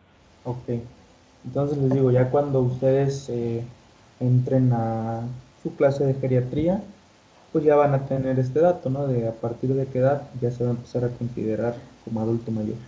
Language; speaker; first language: Spanish; native; Spanish